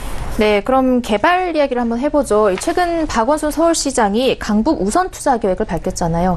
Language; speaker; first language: Korean; native; Korean